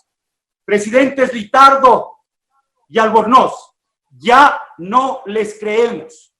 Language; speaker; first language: Spanish; native; Spanish